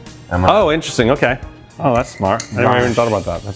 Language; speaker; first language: English; native; English